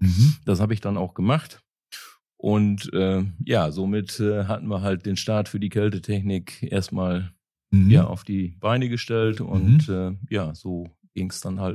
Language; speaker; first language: German; native; German